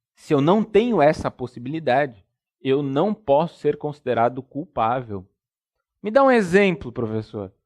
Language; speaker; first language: Portuguese; native; Portuguese